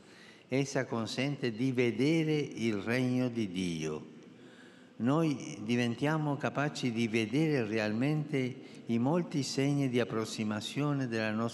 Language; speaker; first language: Italian; non-native, fluent; Spanish